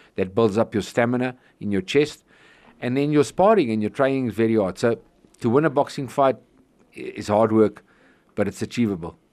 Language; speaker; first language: English; native; English